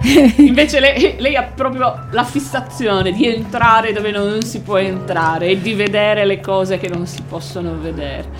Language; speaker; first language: Italian; native; Italian